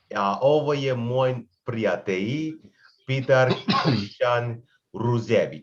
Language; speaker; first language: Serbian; non-native, learner; English